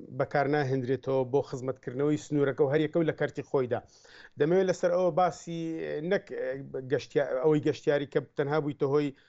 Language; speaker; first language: Central Kurdish; native; Central Kurdish